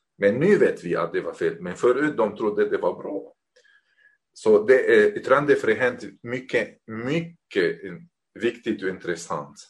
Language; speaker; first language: Swedish; non-native, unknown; Arabic